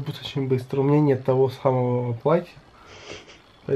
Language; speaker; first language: Russian; native; Russian